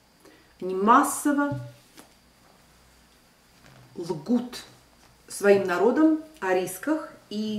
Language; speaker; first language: Russian; non-native, local second language; Latvian